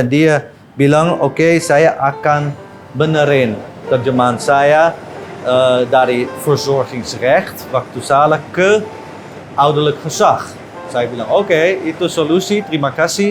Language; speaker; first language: Indonesian; non-native, learner; Dutch